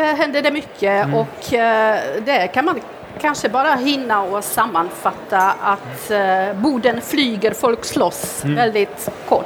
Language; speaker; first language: Swedish; non-native, fluent; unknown